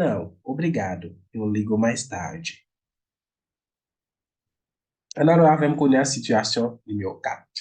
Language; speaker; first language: Portuguese; non-native, fluent; Haitian Creole